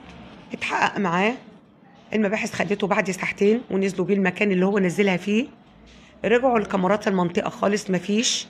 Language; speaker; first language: Arabic; native; Arabic